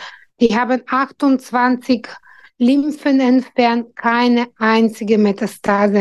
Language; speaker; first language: German; non-native, fluent; Bulgarian